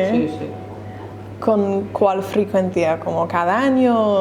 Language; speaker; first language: Spanish; non-native, learner; English